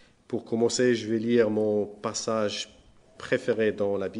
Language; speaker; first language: French; non-native, fluent; English